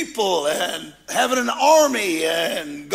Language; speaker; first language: English; native; English